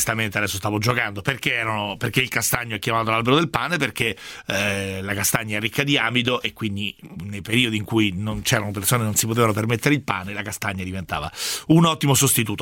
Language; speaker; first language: Italian; native; Italian